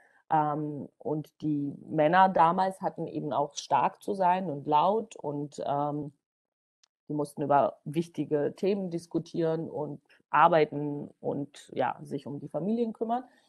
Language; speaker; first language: German; non-native, fluent; Georgian